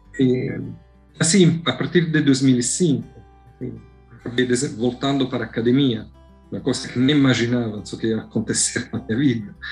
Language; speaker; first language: Portuguese; non-native, fluent; Italian